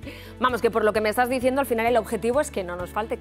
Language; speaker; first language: Spanish; native; Spanish